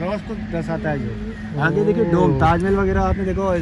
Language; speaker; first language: Hindi; native; Hindi